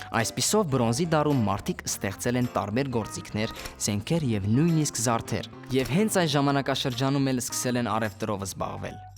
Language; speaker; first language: Armenian; early bilingual, heritage; Armenian